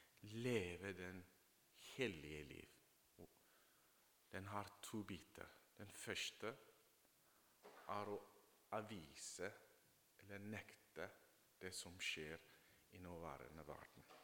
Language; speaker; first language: Norwegian; non-native, fluent; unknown